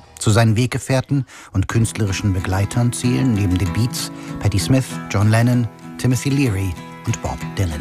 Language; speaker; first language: German; native; German